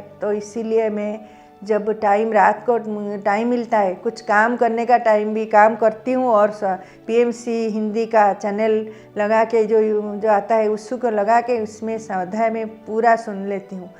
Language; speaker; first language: Hindi; non-native, local second language; Odia